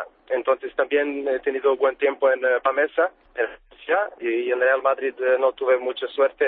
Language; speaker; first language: Spanish; non-native, fluent; Serbian